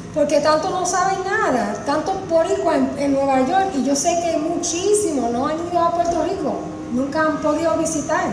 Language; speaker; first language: Spanish; early bilingual, heritage; Spanish